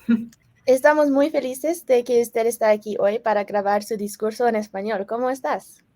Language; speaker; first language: Spanish; non-native, fluent; English